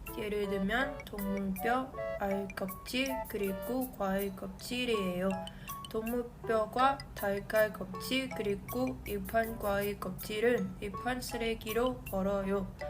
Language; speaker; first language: Korean; non-native, learner; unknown